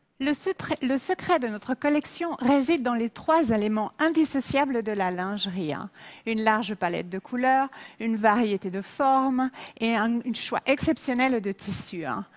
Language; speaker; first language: French; native; French